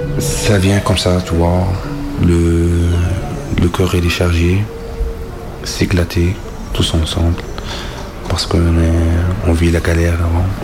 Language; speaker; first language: French; non-native, learner; Arabic